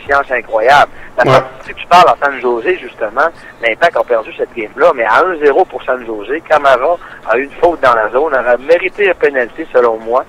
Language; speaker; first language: French; native; French